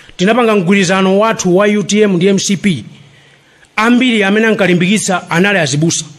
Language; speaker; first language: Nyanja; native; Nyanja